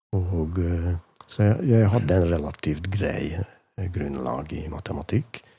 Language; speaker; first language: Norwegian; non-native, fluent; Hungarian